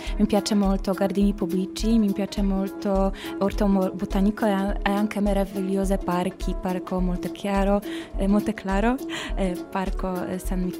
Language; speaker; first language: Italian; non-native, learner; Polish